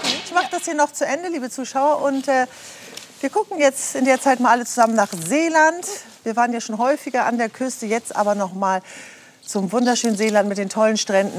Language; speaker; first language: German; native; German